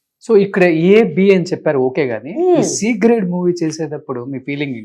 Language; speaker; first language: Telugu; native; Telugu